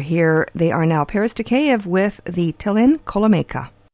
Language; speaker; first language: English; early bilingual, other home language; Ukrainian